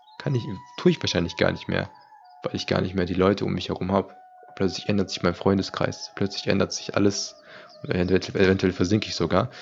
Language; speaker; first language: German; early bilingual, other home language; Turkish